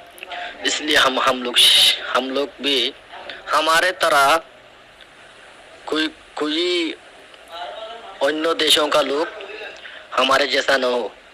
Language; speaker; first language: Hindi; non-native, learner; Rohingya